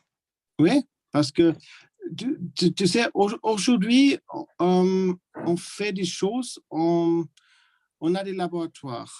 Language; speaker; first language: French; non-native, learner; German